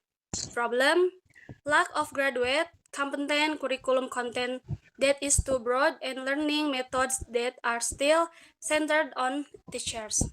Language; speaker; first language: English; non-native, learner; Indonesian